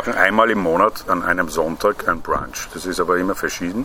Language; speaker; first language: German; non-native, fluent; Persian